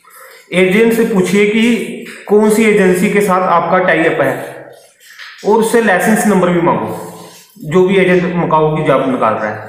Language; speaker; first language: Hindi; native; Hindi